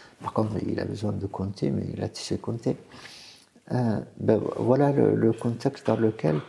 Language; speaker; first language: French; non-native, fluent; Arabic